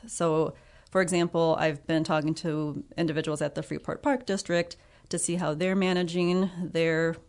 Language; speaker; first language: English; native; English